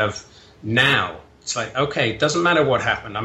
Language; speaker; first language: English; native; English